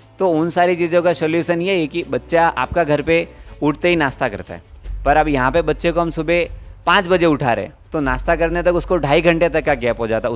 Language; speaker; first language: Hindi; non-native, local second language; Gujarati